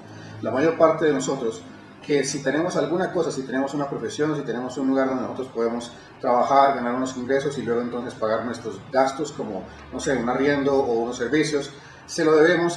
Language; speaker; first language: Spanish; native; Spanish